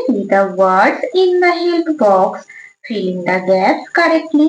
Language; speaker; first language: English; non-native, local second language; Bangla